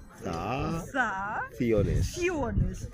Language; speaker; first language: Spanish; non-native, learner; Ukrainian